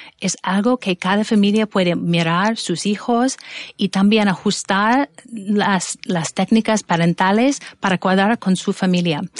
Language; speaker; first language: Spanish; non-native, fluent; English